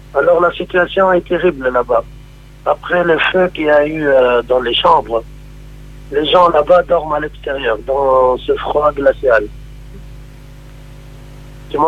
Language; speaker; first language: French; non-native, local second language; Arabic